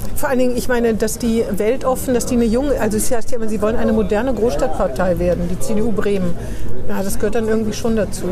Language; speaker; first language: German; native; German